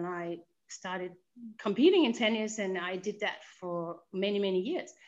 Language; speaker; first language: English; non-native, fluent; Danish